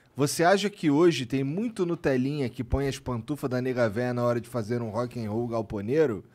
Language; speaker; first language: Portuguese; native; Portuguese